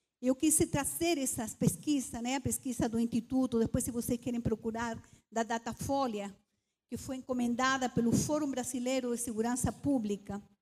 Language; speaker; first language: Portuguese; non-native, fluent; Spanish